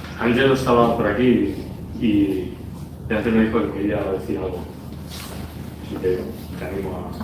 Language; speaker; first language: Spanish; native; Spanish